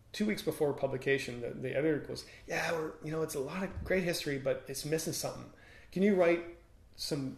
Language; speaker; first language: English; native; English